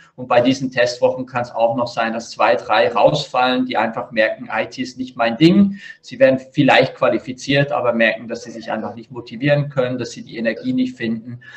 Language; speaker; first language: German; native; German